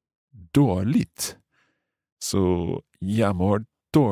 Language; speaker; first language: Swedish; non-native, learner; English